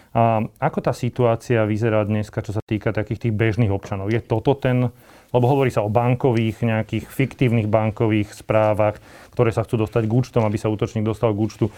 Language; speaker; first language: Slovak; native; Slovak